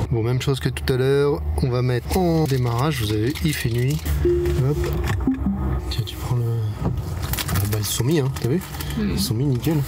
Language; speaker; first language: French; native; French